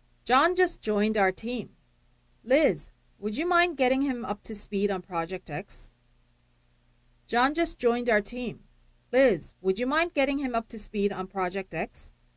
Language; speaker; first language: English; early bilingual, other home language; Korean